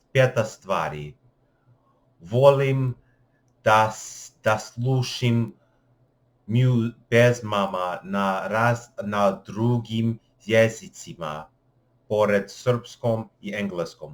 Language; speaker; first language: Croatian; non-native, learner; English